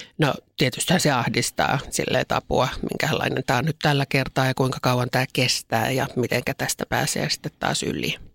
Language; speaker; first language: Finnish; native; Finnish